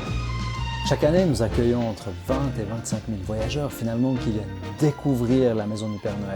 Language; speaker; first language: French; native; French